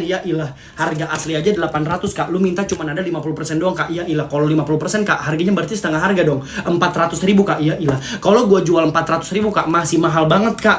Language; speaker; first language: Indonesian; native; Indonesian